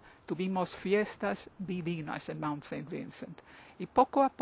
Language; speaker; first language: Spanish; non-native, fluent; English